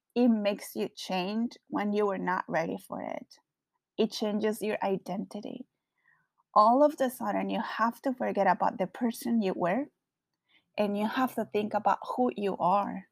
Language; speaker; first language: English; non-native, fluent; Spanish